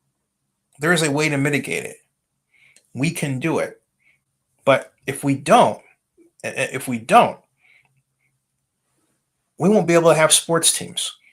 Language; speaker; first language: English; native; English